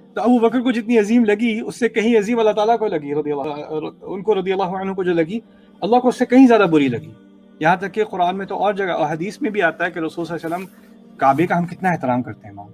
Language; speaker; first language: Urdu; native; Urdu